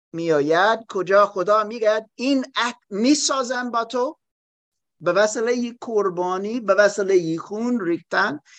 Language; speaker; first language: Persian; non-native, learner; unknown